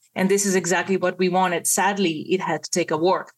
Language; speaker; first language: English; non-native, fluent; Hebrew